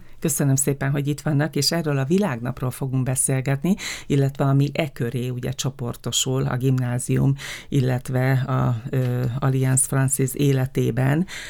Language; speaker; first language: Hungarian; native; Hungarian